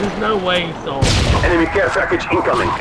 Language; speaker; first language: English; native; English